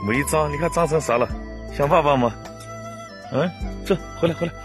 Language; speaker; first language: Chinese; native; Chinese